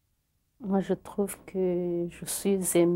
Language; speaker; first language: French; non-native, local second language; Kinyarwanda